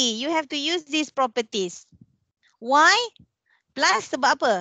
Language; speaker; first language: English; non-native, local second language; Malay